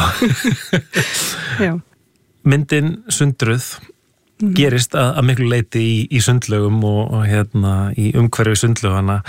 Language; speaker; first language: Icelandic; native; Icelandic